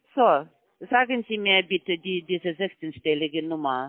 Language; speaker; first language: German; non-native, learner; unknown